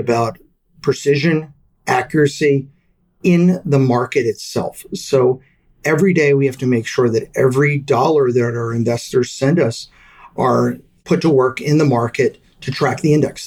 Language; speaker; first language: English; native; English